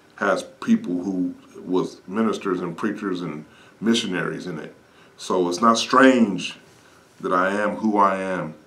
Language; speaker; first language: English; native; English